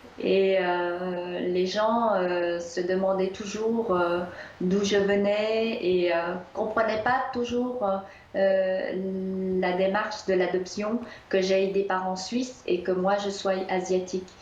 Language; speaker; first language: French; early bilingual, other home language; Korean